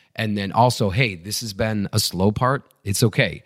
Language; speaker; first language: English; native; English